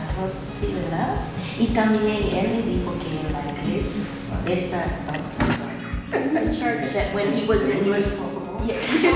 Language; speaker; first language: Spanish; non-native, learner; English